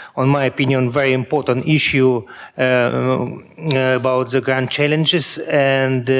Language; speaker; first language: English; non-native, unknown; Russian